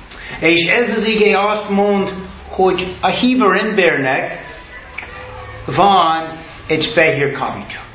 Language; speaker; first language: Hungarian; non-native, learner; English